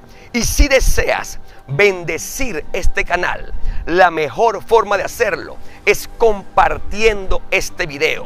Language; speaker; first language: Spanish; native; Spanish